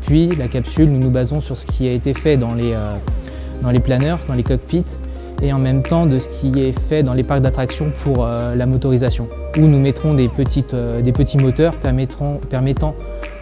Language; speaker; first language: French; native; French